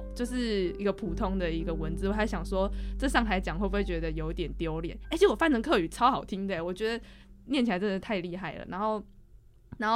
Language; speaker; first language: Chinese; non-native, local second language; Min Nan Chinese